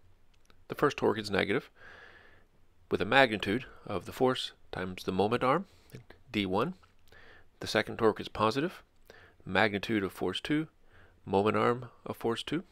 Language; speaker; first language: English; native; English